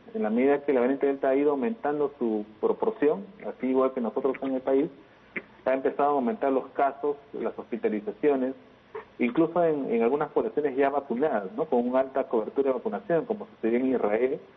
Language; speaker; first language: Spanish; native; Spanish